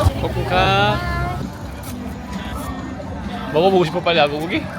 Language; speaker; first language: Korean; native; Korean